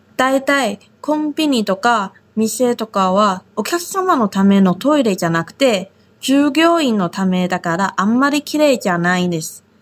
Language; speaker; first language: Japanese; non-native, fluent; Chinese